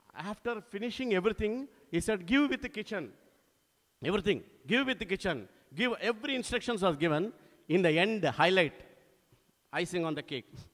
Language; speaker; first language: English; non-native, local second language; Telugu